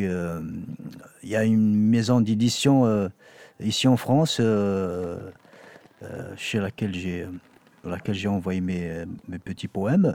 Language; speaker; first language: French; non-native, local second language; Kabyle